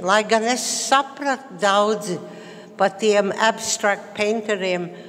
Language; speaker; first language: Latvian; early bilingual, heritage; Latvian